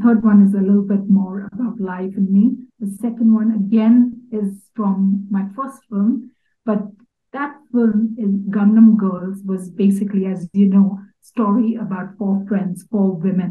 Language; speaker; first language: English; non-native, local second language; Kachhi